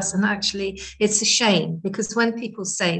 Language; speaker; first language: English; native; English